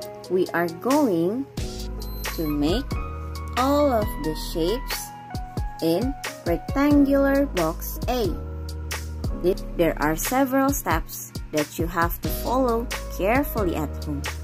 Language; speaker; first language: English; non-native, fluent; Indonesian